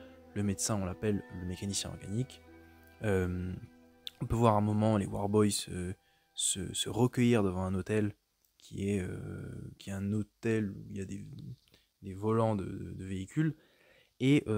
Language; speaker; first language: French; native; French